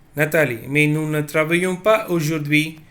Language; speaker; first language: French; non-native, fluent; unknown